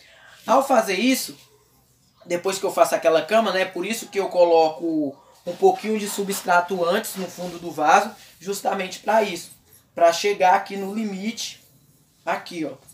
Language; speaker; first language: Portuguese; native; Portuguese